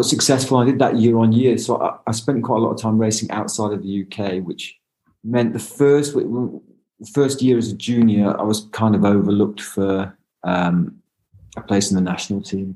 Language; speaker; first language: English; native; English